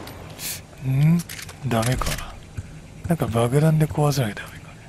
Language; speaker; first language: Japanese; native; Japanese